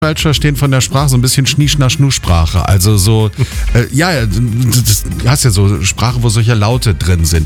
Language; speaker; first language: German; native; German